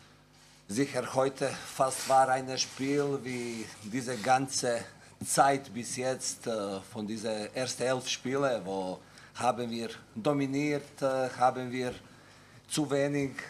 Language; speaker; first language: German; non-native, fluent; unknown